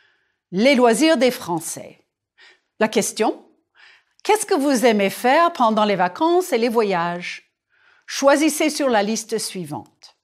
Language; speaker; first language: French; non-native, fluent; English